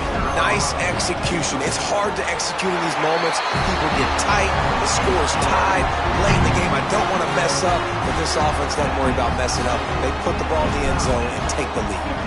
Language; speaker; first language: English; native; English